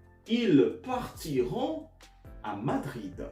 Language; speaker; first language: French; non-native, fluent; Portuguese